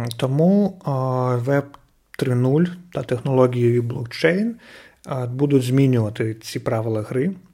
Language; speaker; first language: Ukrainian; non-native, local second language; Russian